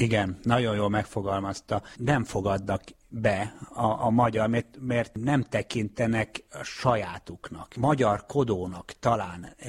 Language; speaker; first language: Hungarian; early bilingual, heritage; Hungarian